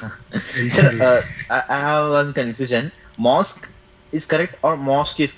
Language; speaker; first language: English; non-native, learner; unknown